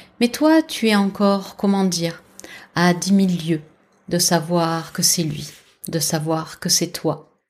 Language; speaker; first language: French; native; French